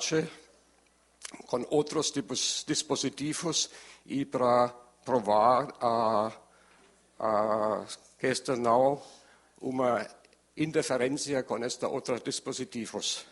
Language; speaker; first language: Portuguese; non-native, learner; German